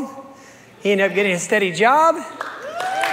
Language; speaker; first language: English; native; English